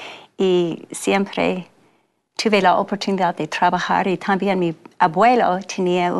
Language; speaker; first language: Spanish; non-native, fluent; English